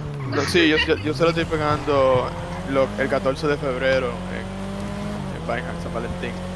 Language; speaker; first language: Spanish; native; Spanish